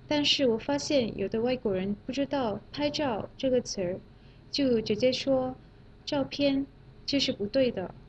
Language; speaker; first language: Chinese; non-native, fluent; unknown